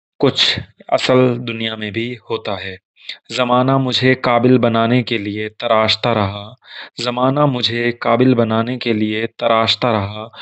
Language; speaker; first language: Hindi; native; Hindi